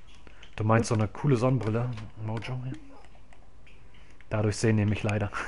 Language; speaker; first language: German; native; German